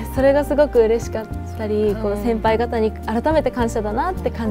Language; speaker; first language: Japanese; native; Japanese